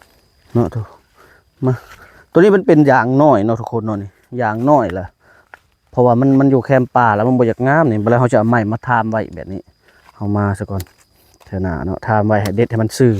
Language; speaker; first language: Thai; non-native, local second language; Lao